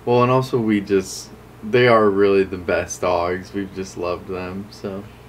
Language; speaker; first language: English; native; English